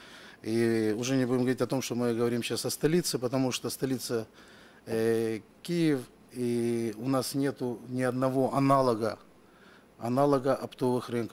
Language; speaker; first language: Russian; native; Russian